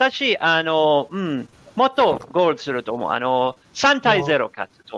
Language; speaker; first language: Japanese; non-native, learner; English